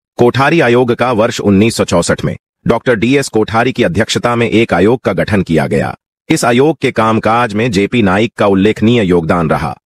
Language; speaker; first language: Hindi; non-native, local second language; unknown